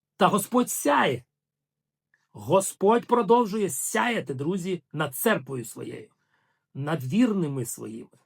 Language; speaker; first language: Ukrainian; non-native, local second language; Russian